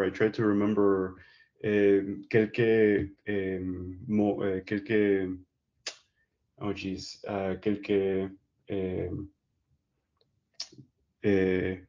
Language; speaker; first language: French; non-native, learner; English